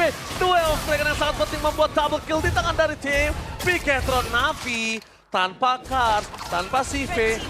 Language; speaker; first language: Indonesian; native; Indonesian